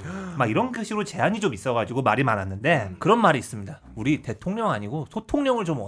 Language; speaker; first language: Korean; native; Korean